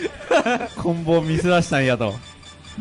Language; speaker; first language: Japanese; native; Japanese